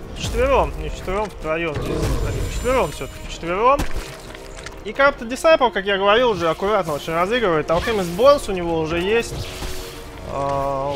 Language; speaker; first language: Russian; native; Russian